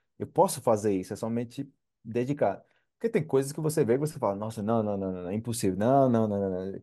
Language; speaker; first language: Portuguese; native; Portuguese